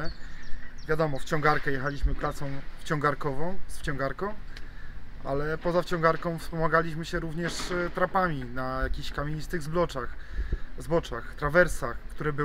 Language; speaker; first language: Polish; native; Polish